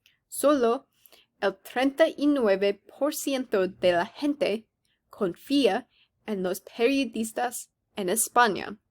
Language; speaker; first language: Spanish; non-native, learner; English